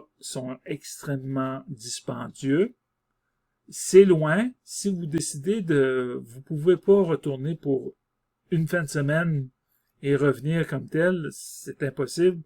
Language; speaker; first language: French; native; French